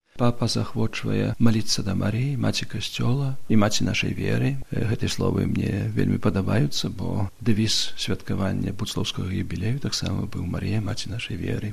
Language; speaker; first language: Belarusian; non-native, local second language; Polish